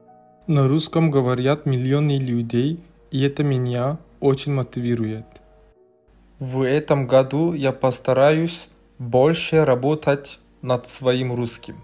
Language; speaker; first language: Russian; non-native, learner; Turkish